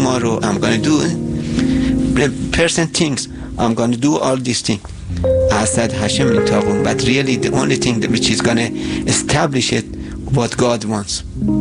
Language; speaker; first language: English; non-native, fluent; Persian